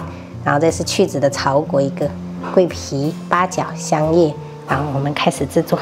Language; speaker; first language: Chinese; native; Chinese